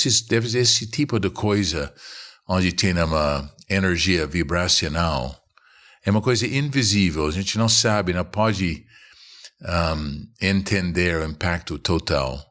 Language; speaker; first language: Portuguese; non-native, fluent; English